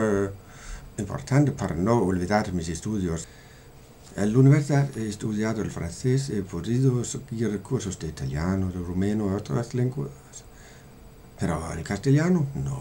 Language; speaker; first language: Spanish; non-native, fluent; Danish